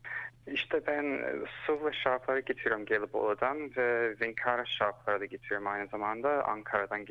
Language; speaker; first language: Turkish; early bilingual, heritage; Turkish